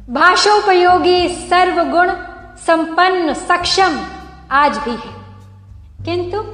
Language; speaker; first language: Hindi; native; Hindi